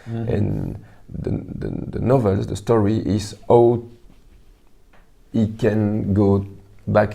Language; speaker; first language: English; non-native, learner; French